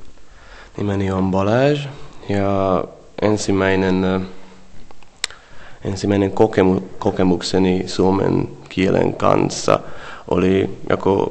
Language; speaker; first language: Finnish; non-native, fluent; Hungarian